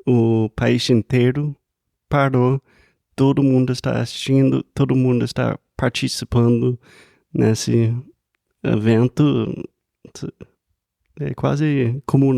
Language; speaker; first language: Portuguese; non-native, fluent; English